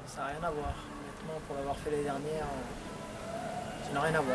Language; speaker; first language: French; native; French